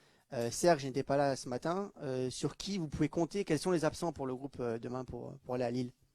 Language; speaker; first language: French; native; French